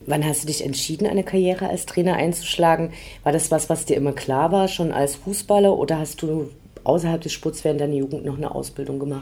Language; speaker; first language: German; native; German